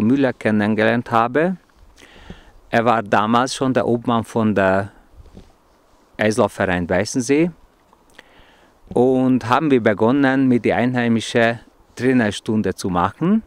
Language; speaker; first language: German; non-native, fluent; Hungarian